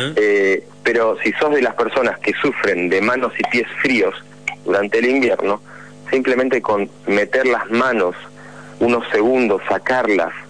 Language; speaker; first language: Spanish; native; Spanish